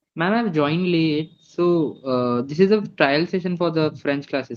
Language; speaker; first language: English; non-native, local second language; Hindi